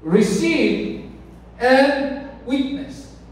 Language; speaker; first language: English; non-native, local second language; Filipino